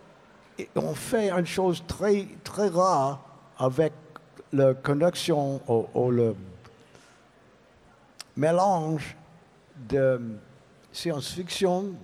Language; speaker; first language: French; non-native, learner; English